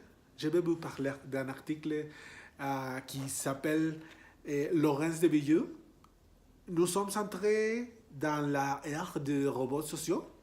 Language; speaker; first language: French; non-native, learner; Spanish